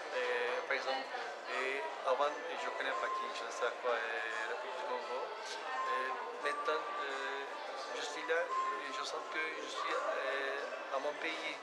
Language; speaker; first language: French; non-native, learner; Turkish